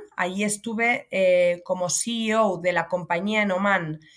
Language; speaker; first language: Spanish; native; Spanish